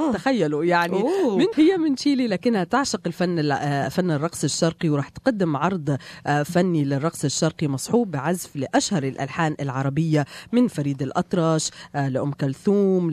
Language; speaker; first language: Arabic; native; Arabic